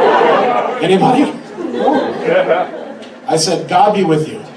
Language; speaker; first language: English; native; English